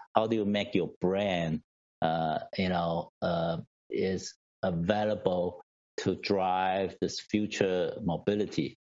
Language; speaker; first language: English; non-native, fluent; Chinese